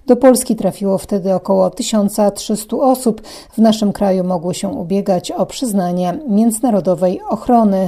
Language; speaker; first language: Polish; native; Polish